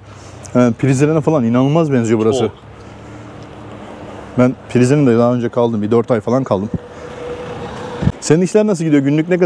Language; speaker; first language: Turkish; native; Turkish